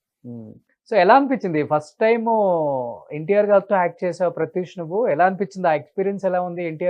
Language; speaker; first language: Telugu; native; Telugu